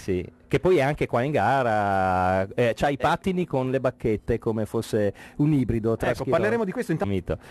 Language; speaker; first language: Italian; native; Italian